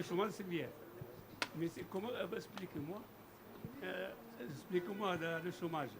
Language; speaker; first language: French; non-native, fluent; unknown